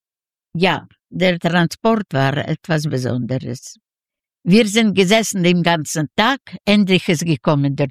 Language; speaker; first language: German; non-native, fluent; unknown